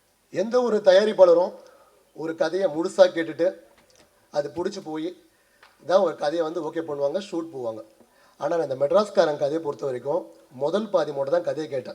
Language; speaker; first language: Tamil; native; Tamil